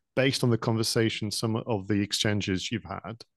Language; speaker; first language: English; non-native, fluent; French